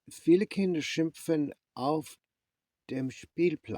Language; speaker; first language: German; non-native, learner; English